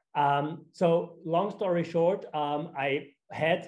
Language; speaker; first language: English; non-native, fluent; German